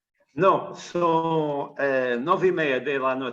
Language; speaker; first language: Spanish; non-native, learner; Portuguese